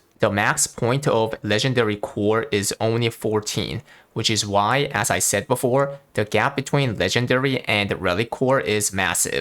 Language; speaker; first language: English; non-native, fluent; Korean